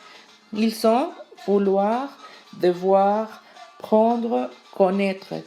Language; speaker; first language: French; non-native, learner; Spanish